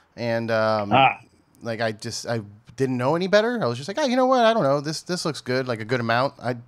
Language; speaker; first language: English; native; English